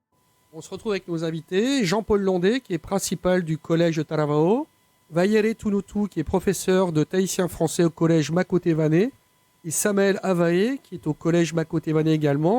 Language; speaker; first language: French; native; French